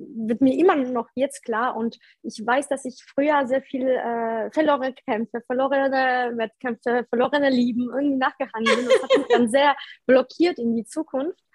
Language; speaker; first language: German; early bilingual, other home language; Polish